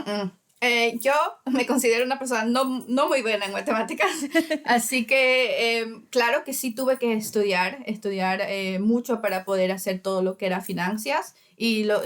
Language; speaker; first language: Spanish; early bilingual, heritage; Spanish